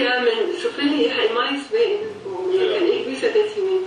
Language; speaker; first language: Danish; non-native, learner; Arabic